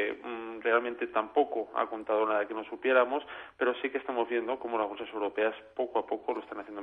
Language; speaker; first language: Spanish; native; Spanish